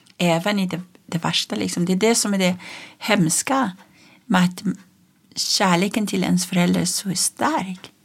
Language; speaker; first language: Swedish; non-native, fluent; Persian